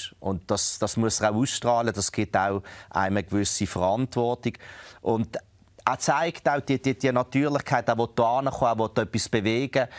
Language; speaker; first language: German; native; German